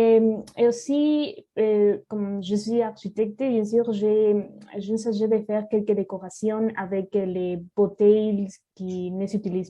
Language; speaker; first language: French; non-native, learner; Spanish